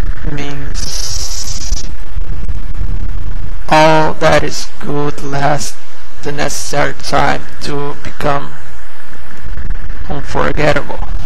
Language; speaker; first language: English; non-native, fluent; Portuguese